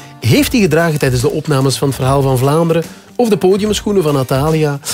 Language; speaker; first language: Dutch; native; Dutch